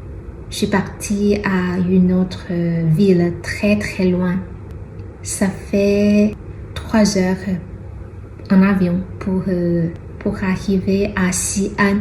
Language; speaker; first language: French; non-native, fluent; Chinese